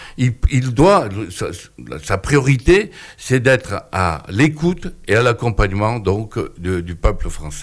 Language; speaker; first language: French; native; French